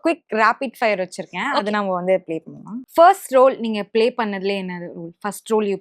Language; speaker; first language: Tamil; native; Tamil